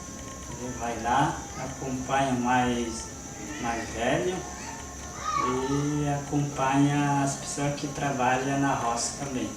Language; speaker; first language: Portuguese; non-native, local second language; Guarani